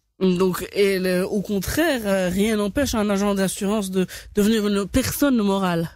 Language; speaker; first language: French; non-native, local second language; Arabic